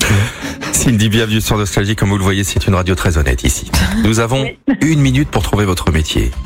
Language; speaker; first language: French; native; French